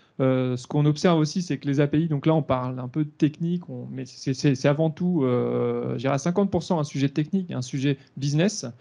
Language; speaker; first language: French; native; French